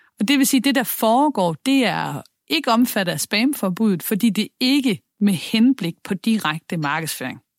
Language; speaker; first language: Danish; native; Danish